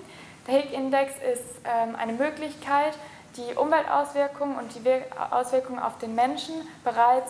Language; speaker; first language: German; native; German